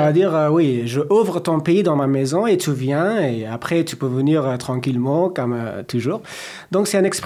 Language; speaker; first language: French; non-native, learner; Persian